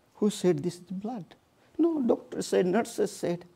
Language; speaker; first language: English; non-native, local second language; Odia